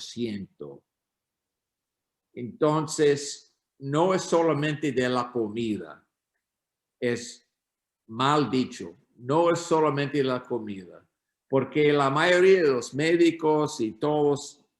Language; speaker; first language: Spanish; non-native, learner; English